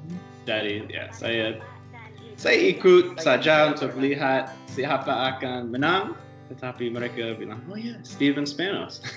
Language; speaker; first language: Indonesian; non-native, learner; English